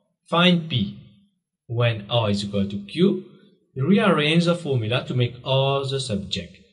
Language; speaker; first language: English; non-native, local second language; Morisyen